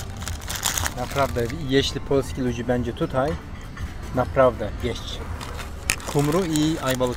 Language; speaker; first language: Polish; non-native, learner; Turkish